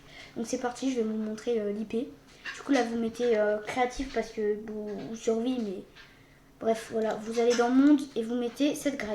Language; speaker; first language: French; native; French